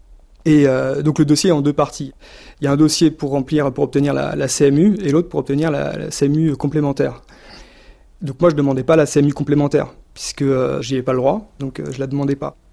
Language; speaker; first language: French; native; French